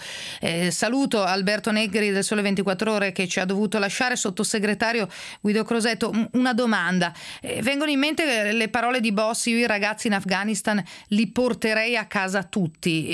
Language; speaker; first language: Italian; native; Italian